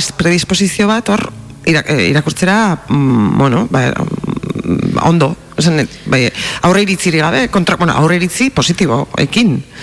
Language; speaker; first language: Basque; non-native, local second language; Spanish